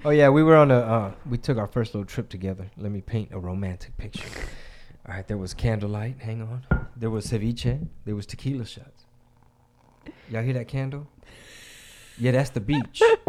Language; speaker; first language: English; early bilingual, other home language; Spanish